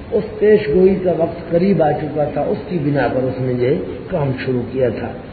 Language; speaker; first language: Urdu; non-native, local second language; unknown